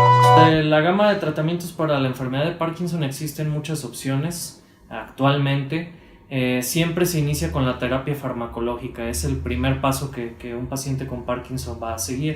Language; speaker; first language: Spanish; native; Spanish